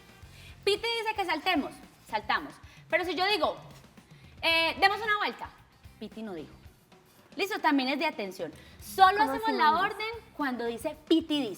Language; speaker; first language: Spanish; native; Spanish